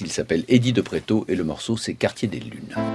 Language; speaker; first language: French; native; French